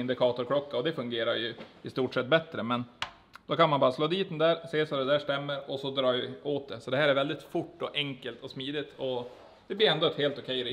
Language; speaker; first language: Swedish; native; Swedish